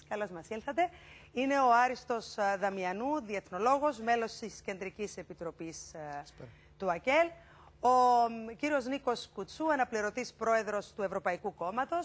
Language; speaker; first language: Greek; native; Greek